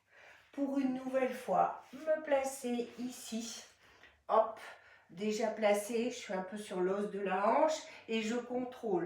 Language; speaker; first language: French; native; French